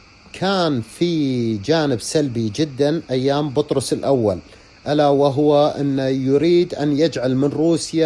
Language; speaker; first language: Arabic; native; Arabic